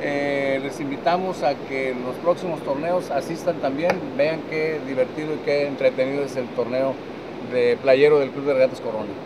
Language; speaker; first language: Spanish; native; Spanish